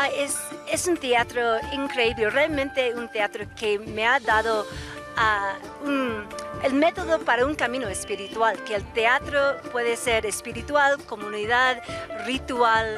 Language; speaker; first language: Spanish; native; Spanish